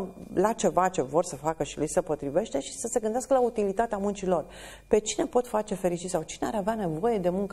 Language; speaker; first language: Romanian; native; Romanian